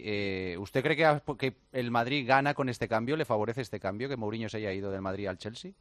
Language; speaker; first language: Spanish; native; Spanish